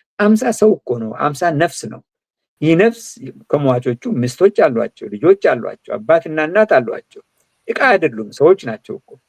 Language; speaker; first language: Amharic; non-native, local second language; Oromo